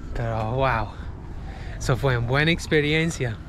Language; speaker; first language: Spanish; non-native, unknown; English